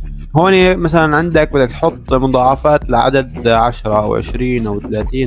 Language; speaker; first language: Arabic; native; Arabic